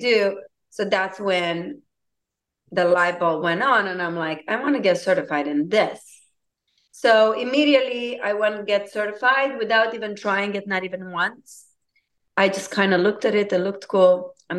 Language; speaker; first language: English; non-native, fluent; Romanian